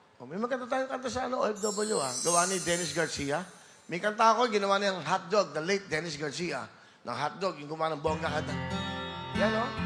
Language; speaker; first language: Filipino; native; Filipino